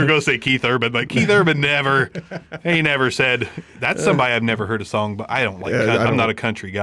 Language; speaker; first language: English; native; English